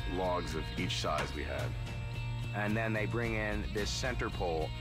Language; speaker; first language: English; native; English